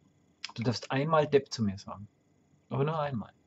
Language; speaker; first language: German; native; German